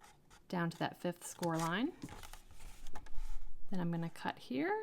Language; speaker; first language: English; native; English